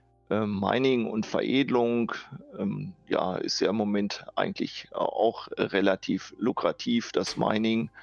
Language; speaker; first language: German; native; German